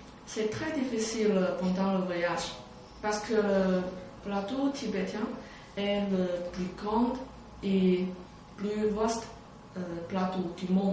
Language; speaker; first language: French; non-native, learner; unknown